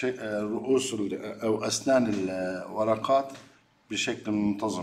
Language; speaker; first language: Arabic; non-native, learner; Turkish